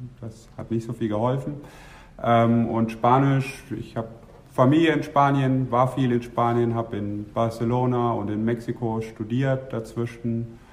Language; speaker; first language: German; native; German